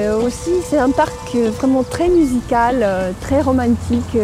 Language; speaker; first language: French; non-native, fluent; Russian